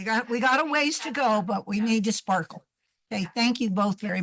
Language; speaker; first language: English; native; English